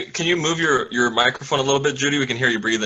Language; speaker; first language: English; native; English